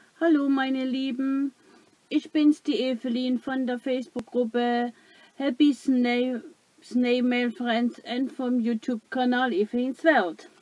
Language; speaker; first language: German; non-native, learner; Dutch